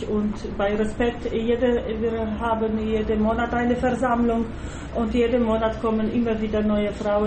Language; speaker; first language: German; non-native, fluent; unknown